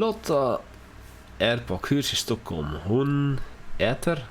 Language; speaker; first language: Swedish; non-native, learner; English